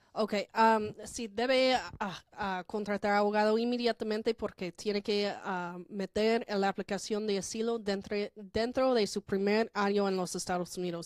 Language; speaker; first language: Spanish; non-native, fluent; English